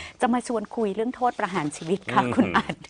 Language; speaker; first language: Thai; native; Thai